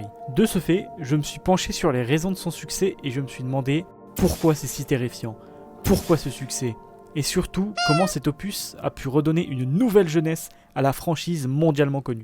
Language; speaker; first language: French; native; French